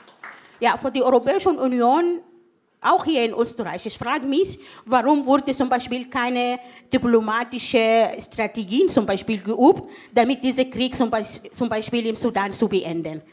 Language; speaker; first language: German; non-native, fluent; Arabic